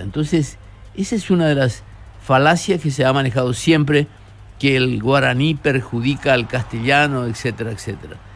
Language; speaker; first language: Spanish; native; Spanish